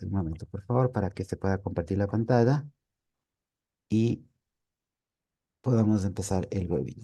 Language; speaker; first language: Spanish; native; Spanish